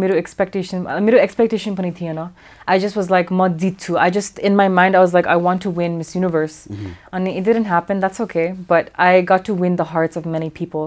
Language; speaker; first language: Nepali; early bilingual, heritage; English